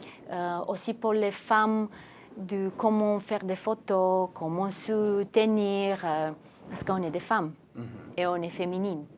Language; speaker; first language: French; non-native, fluent; Romanian